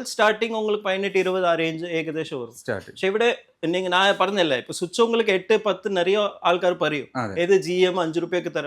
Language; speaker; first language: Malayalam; non-native, local second language; Tamil